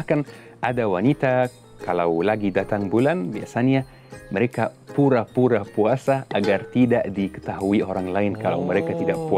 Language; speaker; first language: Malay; non-native, fluent; Arabic